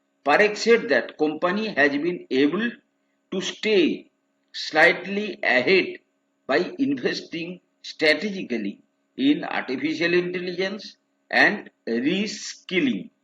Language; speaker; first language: English; non-native, local second language; Bangla